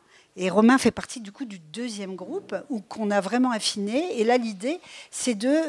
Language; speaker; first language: French; native; French